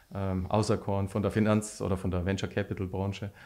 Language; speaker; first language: German; native; German